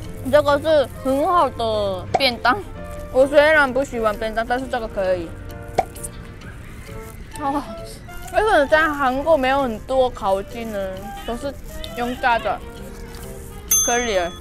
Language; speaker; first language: Chinese; non-native, fluent; Korean